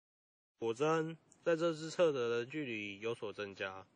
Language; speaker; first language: Chinese; native; Chinese